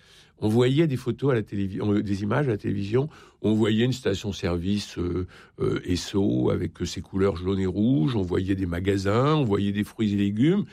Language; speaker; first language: French; native; French